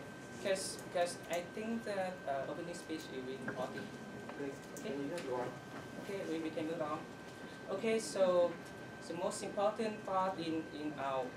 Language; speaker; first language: English; non-native, learner; Vietnamese